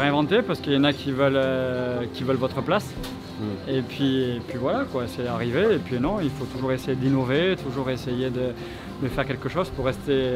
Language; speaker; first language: French; native; French